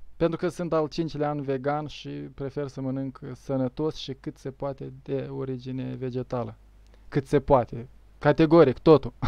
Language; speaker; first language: Romanian; native; Romanian